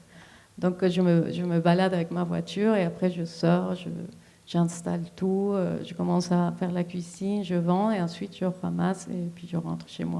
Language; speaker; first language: French; non-native, fluent; Spanish